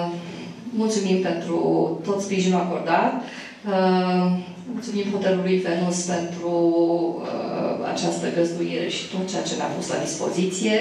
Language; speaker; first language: Romanian; native; Romanian